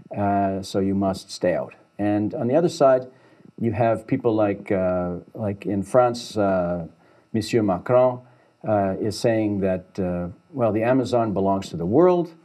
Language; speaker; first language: English; native; English